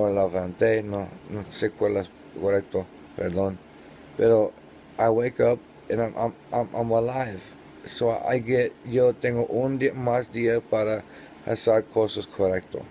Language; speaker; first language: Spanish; non-native, learner; English